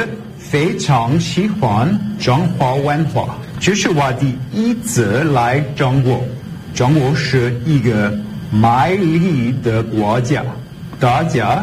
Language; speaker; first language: Chinese; non-native, learner; English